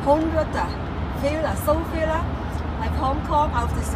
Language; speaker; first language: German; non-native, learner; Cantonese